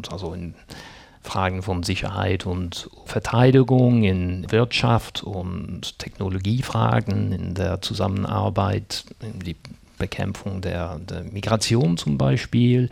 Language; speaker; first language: German; non-native, fluent; English